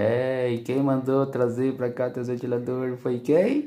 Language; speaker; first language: Portuguese; native; Portuguese